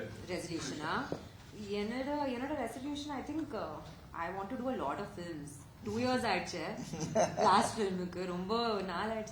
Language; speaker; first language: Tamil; non-native, learner; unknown